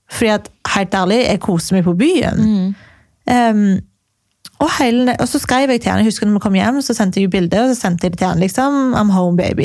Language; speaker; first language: Norwegian; native; Norwegian